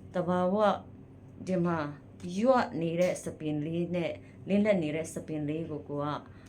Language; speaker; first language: Burmese; native; Burmese